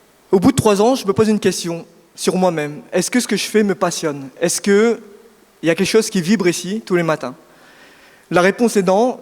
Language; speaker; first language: French; native; French